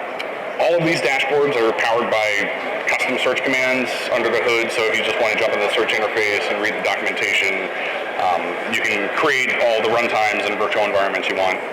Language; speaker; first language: English; native; English